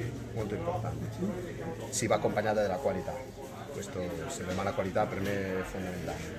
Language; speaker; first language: Italian; non-native, fluent; Spanish